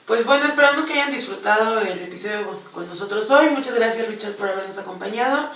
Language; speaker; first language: Spanish; native; Spanish